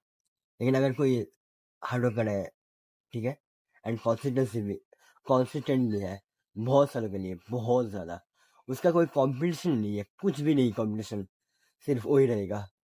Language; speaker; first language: Hindi; non-native, local second language; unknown